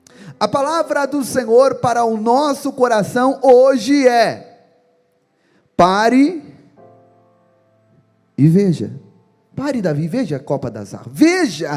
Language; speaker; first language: Portuguese; native; Portuguese